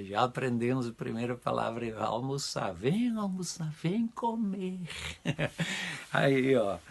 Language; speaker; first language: Portuguese; non-native, fluent; Dutch